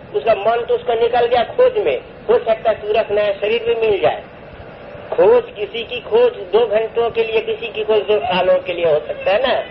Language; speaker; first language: Hindi; non-native, local second language; Bangla